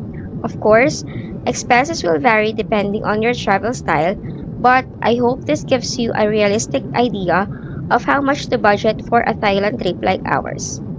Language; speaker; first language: English; non-native, local second language; Filipino